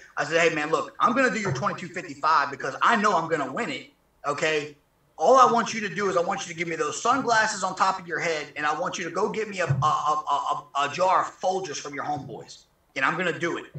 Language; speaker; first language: English; native; English